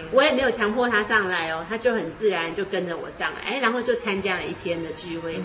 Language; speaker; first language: Chinese; native; Chinese